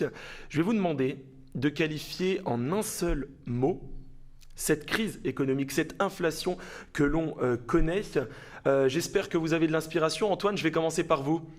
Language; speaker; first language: French; native; French